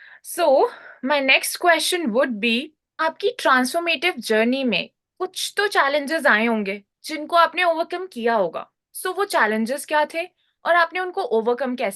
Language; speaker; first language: Hindi; native; Hindi